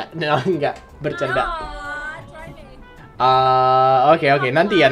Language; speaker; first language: Indonesian; non-native, fluent; English